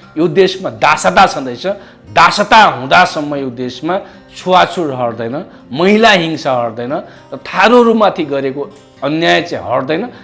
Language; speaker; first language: Nepali; non-native, local second language; Dangaura Tharu